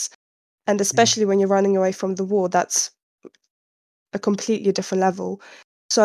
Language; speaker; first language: English; non-native, fluent; Ukrainian